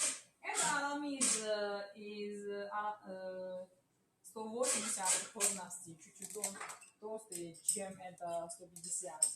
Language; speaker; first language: Russian; non-native, learner; Chinese